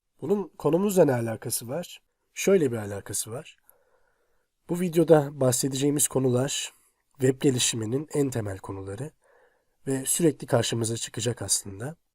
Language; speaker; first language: Turkish; native; Turkish